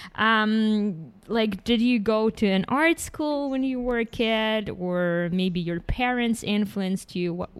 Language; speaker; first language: English; non-native, fluent; Ukrainian